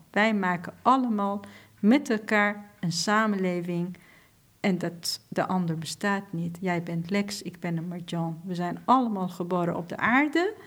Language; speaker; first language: Dutch; non-native, fluent; Persian